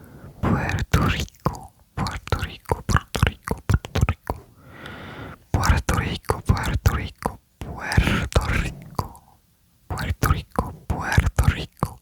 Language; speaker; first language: Spanish; non-native, learner; French